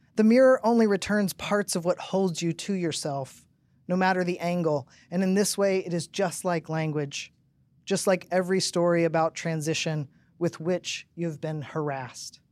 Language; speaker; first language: English; native; English